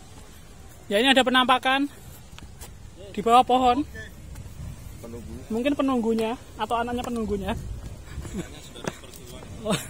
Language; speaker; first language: Indonesian; native; Indonesian